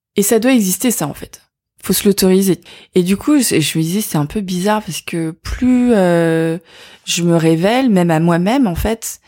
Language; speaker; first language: French; native; French